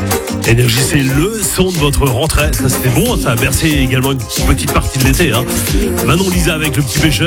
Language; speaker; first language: French; native; French